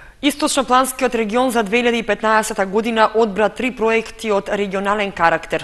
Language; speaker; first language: Macedonian; native; Macedonian